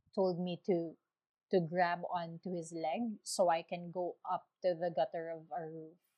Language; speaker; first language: English; non-native, local second language; Waray